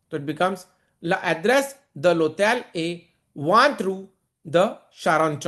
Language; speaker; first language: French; non-native, fluent; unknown